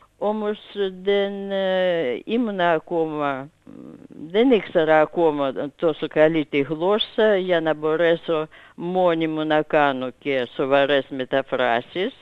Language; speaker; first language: Greek; non-native, fluent; Russian